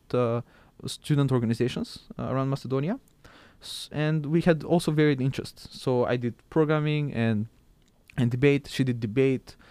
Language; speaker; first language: English; non-native, fluent; Macedonian